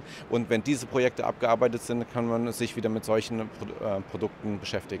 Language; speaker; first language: German; native; German